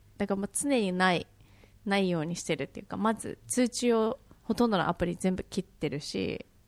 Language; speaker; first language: Japanese; native; Japanese